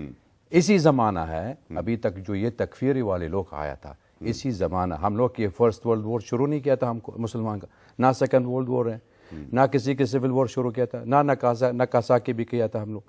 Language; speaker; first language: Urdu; non-native, learner; Arabic